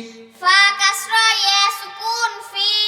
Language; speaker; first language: Arabic; non-native, learner; Bangla